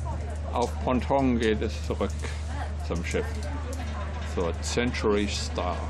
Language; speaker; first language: German; native; German